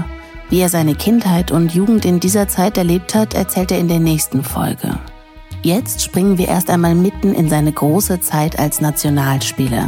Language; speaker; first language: German; native; German